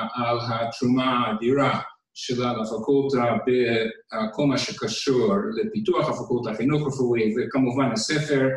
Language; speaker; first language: Hebrew; non-native, fluent; English